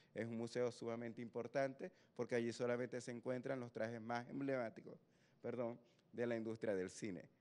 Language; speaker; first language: Spanish; native; Spanish